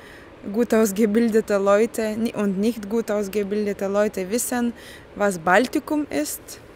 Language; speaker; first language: German; non-native, fluent; Lithuanian